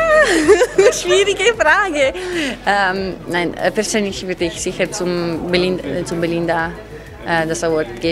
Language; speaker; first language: German; non-native, local second language; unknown